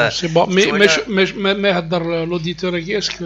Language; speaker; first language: French; non-native, local second language; Kabyle